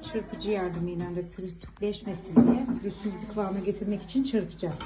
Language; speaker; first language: Turkish; early bilingual, heritage; Turkish